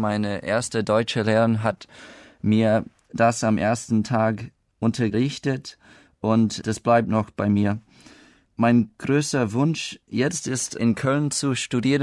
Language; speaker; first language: German; non-native, fluent; English